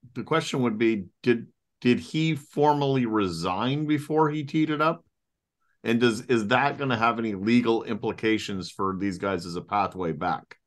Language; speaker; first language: English; native; English